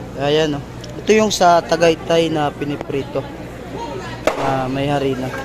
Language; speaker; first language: Filipino; native; Filipino